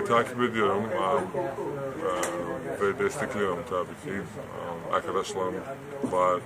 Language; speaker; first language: Turkish; non-native, fluent; Georgian